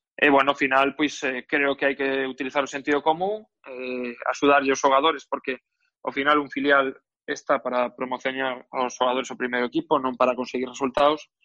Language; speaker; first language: Galician; native; Galician